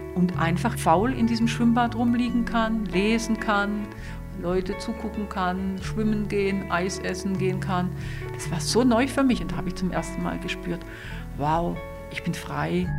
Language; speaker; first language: German; non-native, local second language; Swiss German